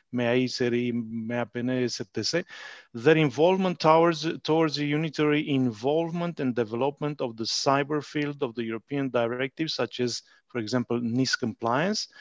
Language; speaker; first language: English; non-native, fluent; Romanian